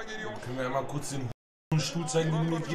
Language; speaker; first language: German; early bilingual, other home language; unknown